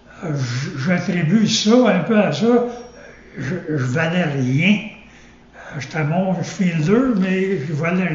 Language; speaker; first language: French; native; French